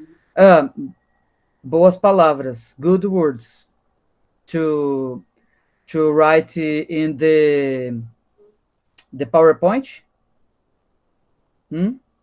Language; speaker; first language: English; non-native, learner; Portuguese